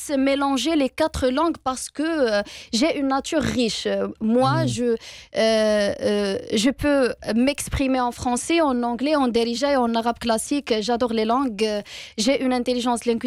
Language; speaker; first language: French; non-native, local second language; Arabic